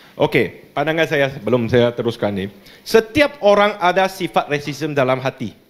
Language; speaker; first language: Malay; non-native, local second language; Chinese